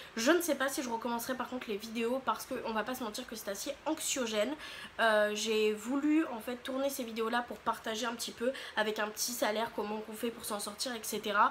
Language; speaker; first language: French; native; French